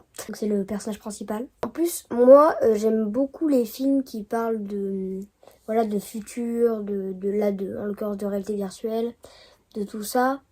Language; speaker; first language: French; native; French